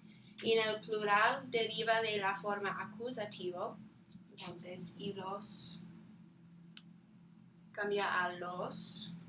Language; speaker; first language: Spanish; non-native, learner; English